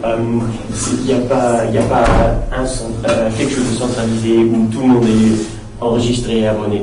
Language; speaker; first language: French; non-native, fluent; English